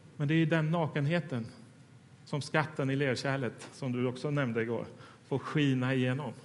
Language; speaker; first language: Swedish; native; Swedish